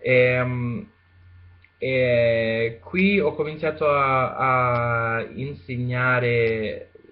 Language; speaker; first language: Italian; non-native, learner; Spanish